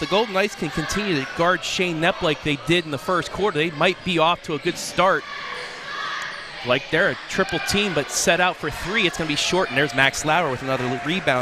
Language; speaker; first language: English; native; English